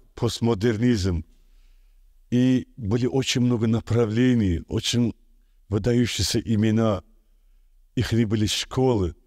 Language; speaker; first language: Russian; non-native, local second language; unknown